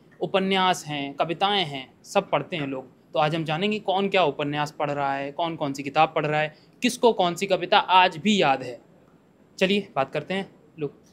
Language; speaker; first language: Hindi; native; Hindi